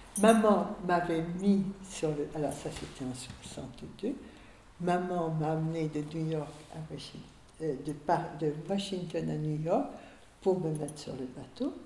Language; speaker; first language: French; early bilingual, other home language; Hungarian